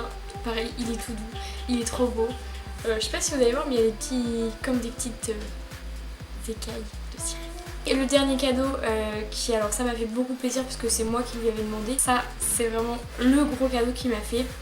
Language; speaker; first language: French; native; French